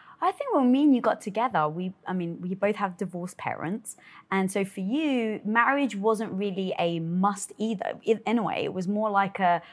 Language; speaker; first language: English; native; English